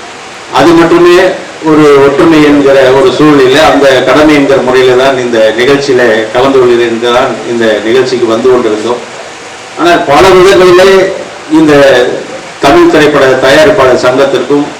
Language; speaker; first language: Tamil; native; Tamil